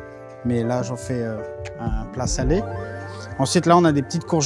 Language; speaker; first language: French; native; French